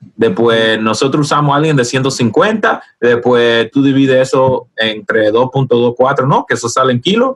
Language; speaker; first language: Spanish; early bilingual, heritage; Spanish